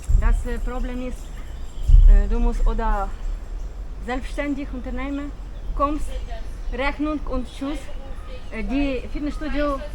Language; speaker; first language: German; non-native, learner; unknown